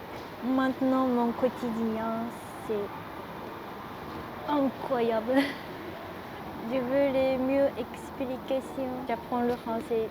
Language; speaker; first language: French; non-native, learner; Japanese